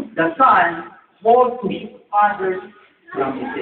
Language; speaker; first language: English; non-native, local second language; Filipino